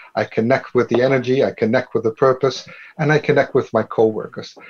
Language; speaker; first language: English; non-native, fluent; Dutch